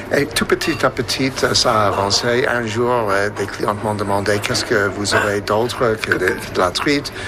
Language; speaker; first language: French; non-native, fluent; English